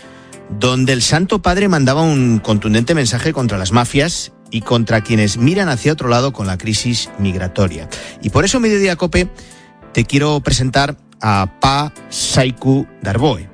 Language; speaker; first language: Spanish; native; Spanish